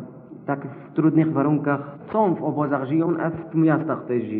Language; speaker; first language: Polish; non-native, learner; Arabic